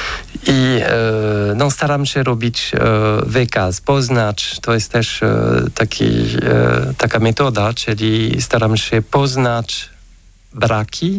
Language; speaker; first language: Polish; non-native, fluent; French